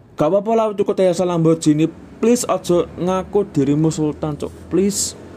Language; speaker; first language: Indonesian; non-native, local second language; Javanese